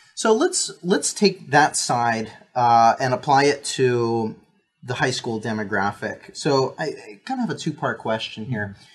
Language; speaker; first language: English; native; English